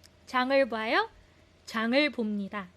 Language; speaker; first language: Korean; non-native, fluent; Filipino